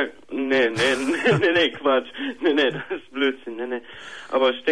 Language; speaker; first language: German; native; German